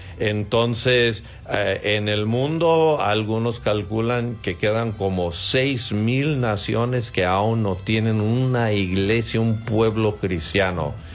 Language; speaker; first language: Spanish; non-native, fluent; English